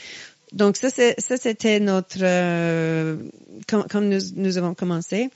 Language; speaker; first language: French; non-native, local second language; English